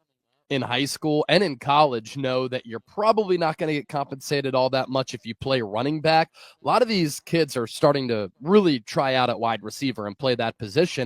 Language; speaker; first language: English; native; English